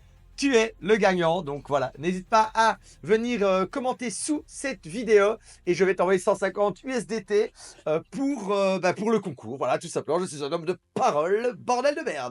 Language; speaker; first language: French; native; French